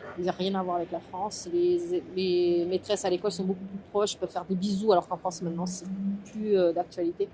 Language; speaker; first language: French; early bilingual, other home language; Portuguese